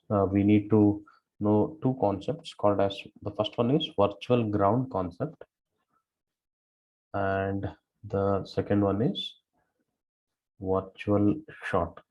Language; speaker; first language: English; non-native, local second language; Kannada